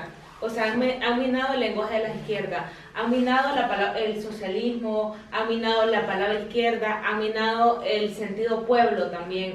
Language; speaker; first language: Spanish; native; Spanish